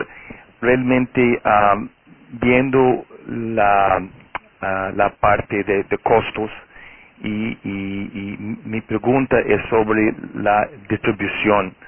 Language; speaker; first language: Spanish; non-native, fluent; Portuguese